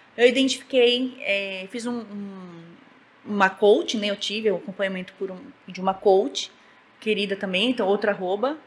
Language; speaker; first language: Portuguese; native; Portuguese